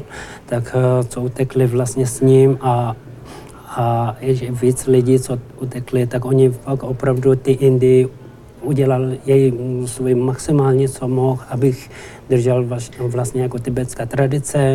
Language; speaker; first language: Czech; non-native, learner; Tibetan